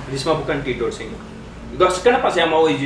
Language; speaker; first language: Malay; non-native, learner; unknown